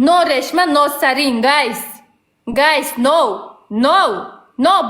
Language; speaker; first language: English; non-native, learner; Uzbek